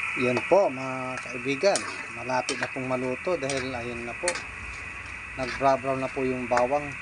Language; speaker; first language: Filipino; non-native, local second language; Pangasinan